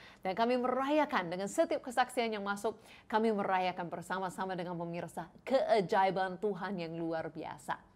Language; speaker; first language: Indonesian; non-native, fluent; English